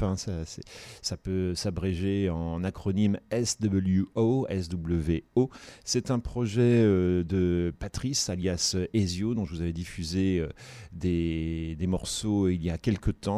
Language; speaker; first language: French; native; French